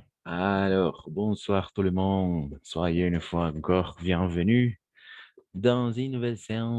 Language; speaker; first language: French; non-native, fluent; Spanish